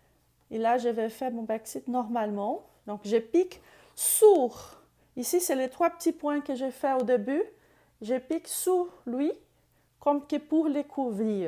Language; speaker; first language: French; non-native, fluent; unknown